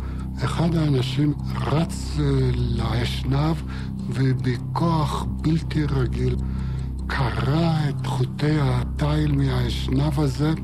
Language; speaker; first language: Hebrew; non-native, fluent; Yiddish